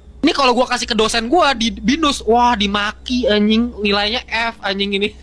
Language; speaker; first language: Indonesian; native; Indonesian